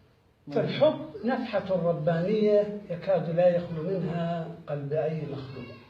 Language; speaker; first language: Arabic; native; Arabic